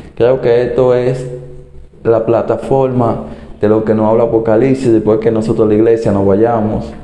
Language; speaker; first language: Spanish; native; Spanish